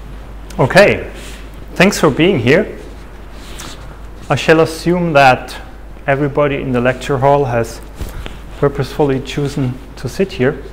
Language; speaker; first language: English; non-native, fluent; German